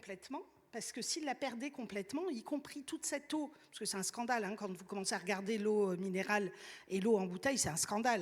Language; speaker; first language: French; native; French